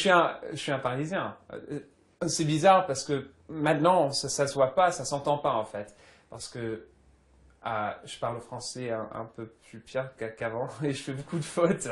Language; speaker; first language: French; early bilingual, other home language; English